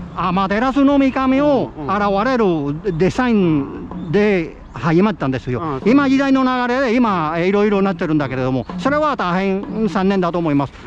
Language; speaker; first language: Japanese; non-native, fluent; Spanish